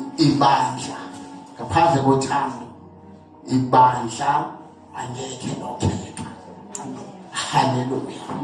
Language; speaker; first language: Zulu; non-native, local second language; Xhosa